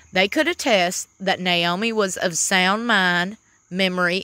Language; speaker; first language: English; native; English